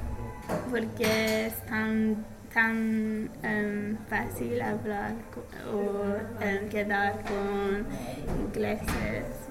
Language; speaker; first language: Spanish; non-native, learner; English